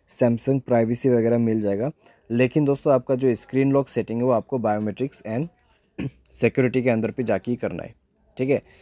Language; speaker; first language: Hindi; native; Hindi